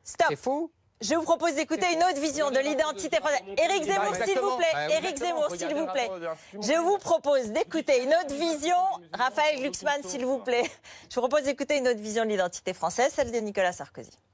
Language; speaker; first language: French; native; French